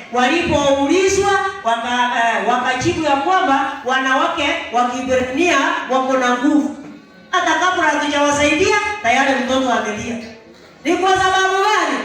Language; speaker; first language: Swahili; non-native, local second language; Gusii